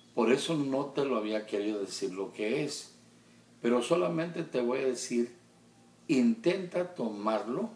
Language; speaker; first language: Spanish; early bilingual, heritage; Spanish